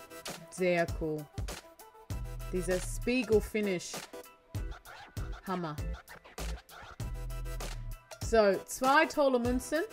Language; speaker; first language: German; non-native, learner; English